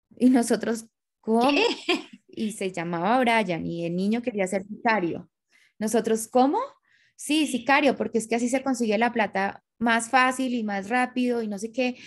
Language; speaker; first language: Spanish; native; Spanish